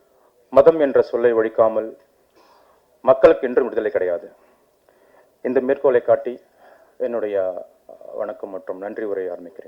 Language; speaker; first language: Tamil; native; Tamil